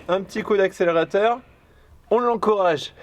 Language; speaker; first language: French; native; French